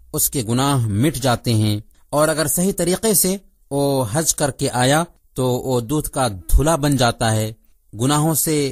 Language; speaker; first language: Urdu; native; Urdu